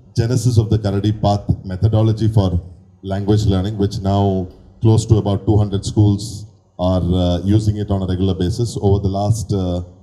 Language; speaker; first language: English; non-native, local second language; Tamil